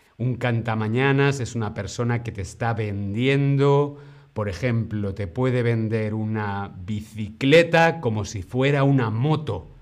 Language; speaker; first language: Spanish; native; Spanish